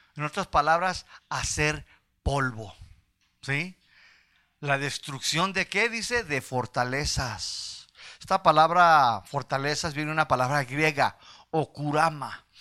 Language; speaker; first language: Spanish; early bilingual, heritage; Spanish